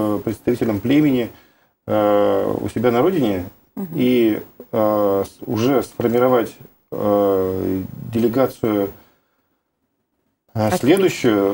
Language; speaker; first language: Russian; native; Russian